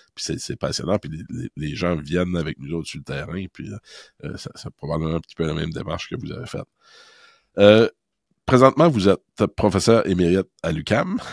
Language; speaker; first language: French; native; French